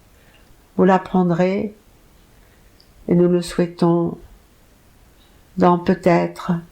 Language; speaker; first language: French; native; French